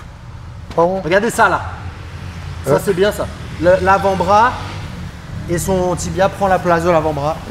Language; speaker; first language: French; native; French